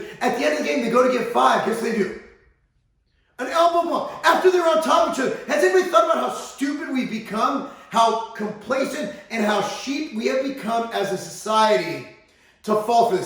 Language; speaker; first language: English; native; English